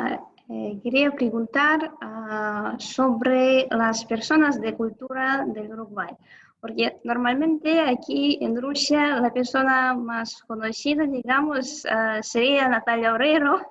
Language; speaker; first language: Spanish; non-native, fluent; Russian